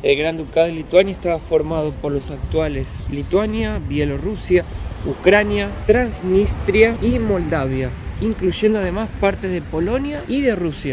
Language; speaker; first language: Spanish; native; Spanish